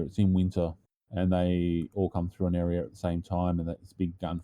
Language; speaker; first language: English; native; English